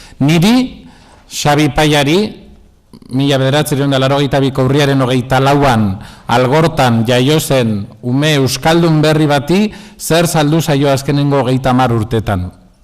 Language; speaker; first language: Basque; non-native, local second language; Spanish